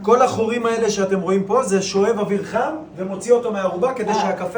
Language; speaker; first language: Hebrew; native; Hebrew